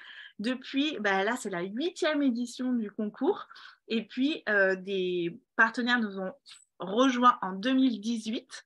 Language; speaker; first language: French; native; French